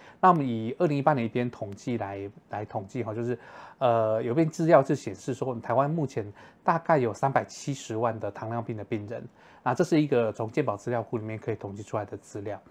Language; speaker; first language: Chinese; native; Chinese